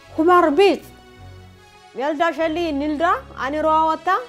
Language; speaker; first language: Hebrew; non-native, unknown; Amharic